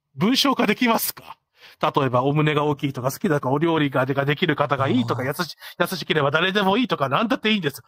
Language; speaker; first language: Japanese; non-native, fluent; English